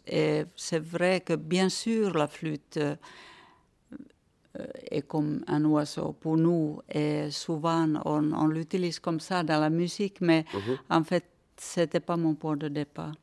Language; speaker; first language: French; non-native, fluent; Finnish